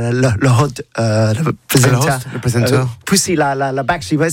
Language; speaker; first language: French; non-native, learner; English